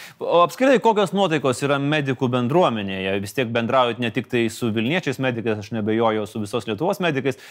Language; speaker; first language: Lithuanian; native; Lithuanian